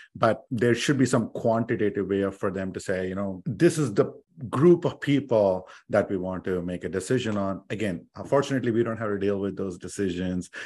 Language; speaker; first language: English; non-native, local second language; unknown